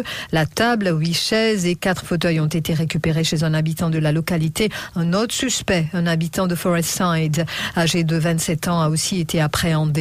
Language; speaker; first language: French; non-native, local second language; Morisyen